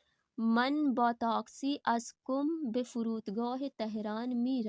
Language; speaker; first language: Persian; non-native, fluent; Urdu